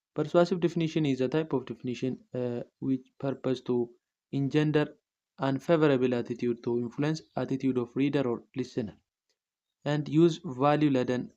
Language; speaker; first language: English; non-native, local second language; Amharic